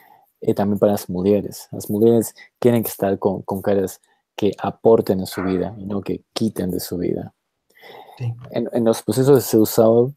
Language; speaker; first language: Portuguese; non-native, fluent; Spanish